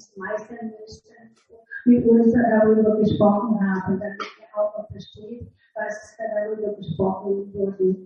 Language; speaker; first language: German; non-native, learner; Vietnamese